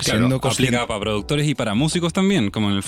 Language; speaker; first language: Spanish; native; Spanish